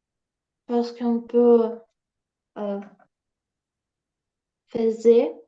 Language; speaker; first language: French; non-native, learner; Ukrainian